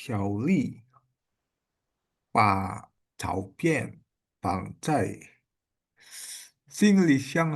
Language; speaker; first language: Chinese; non-native, learner; Indonesian